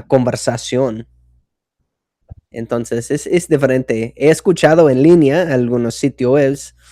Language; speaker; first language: Spanish; non-native, fluent; English